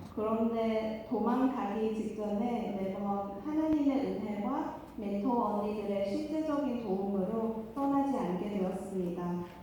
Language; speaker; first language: Korean; non-native, fluent; Vietnamese